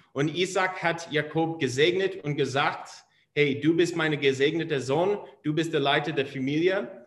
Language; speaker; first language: German; non-native, fluent; English